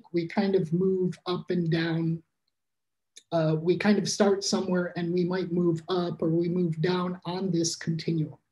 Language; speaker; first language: English; native; English